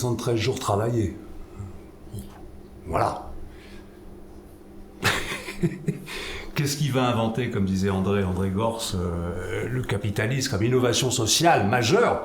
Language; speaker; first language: French; native; French